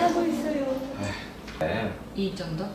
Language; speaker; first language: Korean; non-native, learner; Japanese